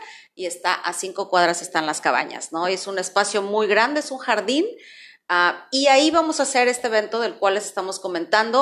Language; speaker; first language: Spanish; native; Spanish